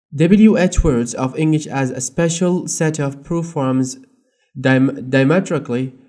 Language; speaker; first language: English; non-native, fluent; Arabic